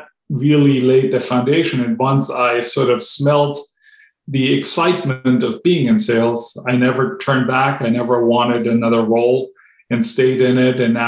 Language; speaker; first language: English; non-native, fluent; German